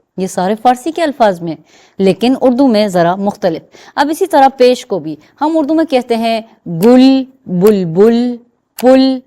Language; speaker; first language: Urdu; non-native, fluent; Persian